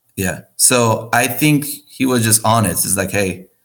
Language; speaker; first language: English; non-native, fluent; Persian